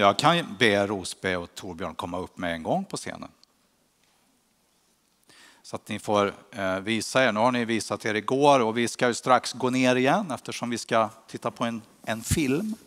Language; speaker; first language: Swedish; native; Swedish